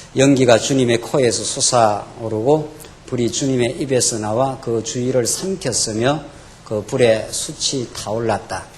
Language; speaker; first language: Korean; native; Korean